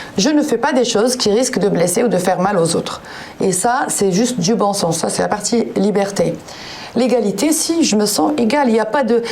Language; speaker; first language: French; non-native, local second language; Arabic